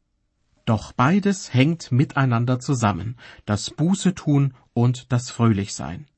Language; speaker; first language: German; native; German